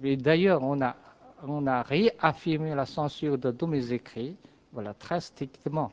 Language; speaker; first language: French; non-native, fluent; Chinese